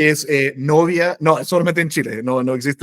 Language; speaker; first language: Spanish; non-native, fluent; English